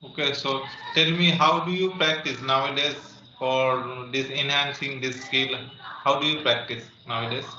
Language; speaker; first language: English; non-native, learner; Bangla